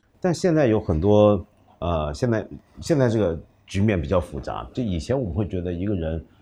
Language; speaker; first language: Chinese; non-native, local second language; Cantonese